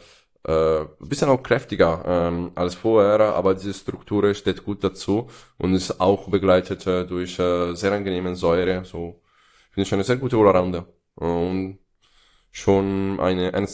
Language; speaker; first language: German; non-native, fluent; Italian